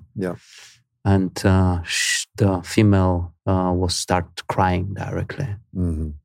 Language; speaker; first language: English; non-native, fluent; Spanish